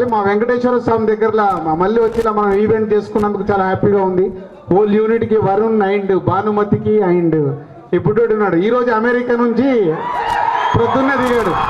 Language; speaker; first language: Telugu; native; Telugu